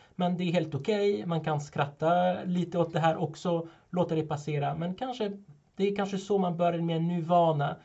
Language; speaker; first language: Swedish; non-native, fluent; French